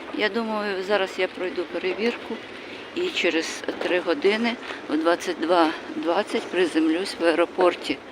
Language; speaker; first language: Ukrainian; native; Ukrainian